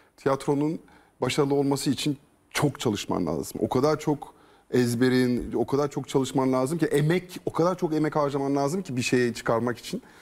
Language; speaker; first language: Turkish; early bilingual, heritage; Turkish